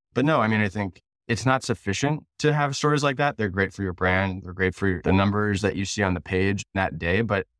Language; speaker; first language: English; native; English